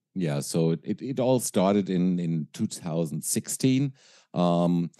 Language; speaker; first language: English; non-native, fluent; German